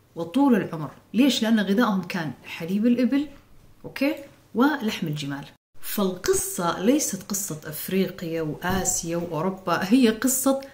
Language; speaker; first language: Arabic; non-native, local second language; Somali